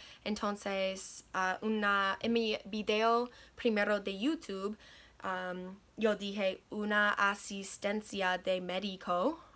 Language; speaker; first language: Spanish; non-native, learner; English